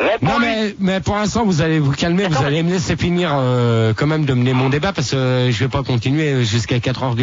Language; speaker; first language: French; native; French